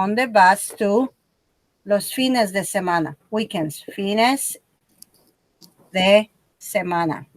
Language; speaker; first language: Spanish; non-native, fluent; English